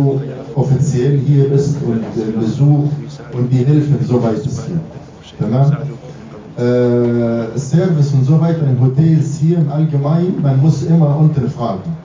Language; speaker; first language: German; non-native, fluent; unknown